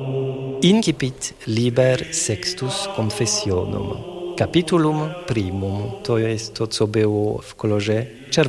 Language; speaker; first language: Polish; non-native, fluent; French